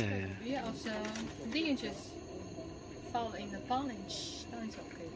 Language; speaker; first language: Dutch; non-native, learner; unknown